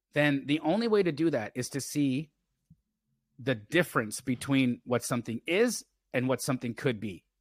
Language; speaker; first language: English; native; English